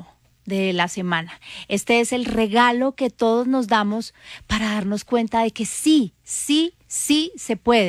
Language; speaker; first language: Spanish; native; Spanish